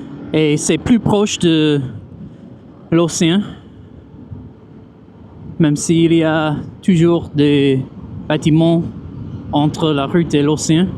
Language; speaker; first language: French; non-native, fluent; English